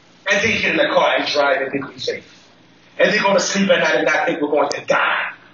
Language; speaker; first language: English; native; English